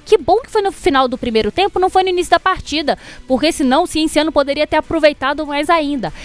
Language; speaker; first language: Portuguese; native; Portuguese